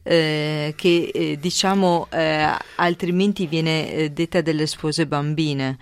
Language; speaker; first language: Italian; native; Italian